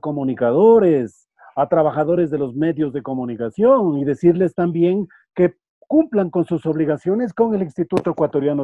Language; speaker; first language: Spanish; native; Spanish